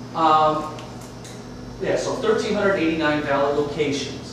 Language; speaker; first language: English; native; English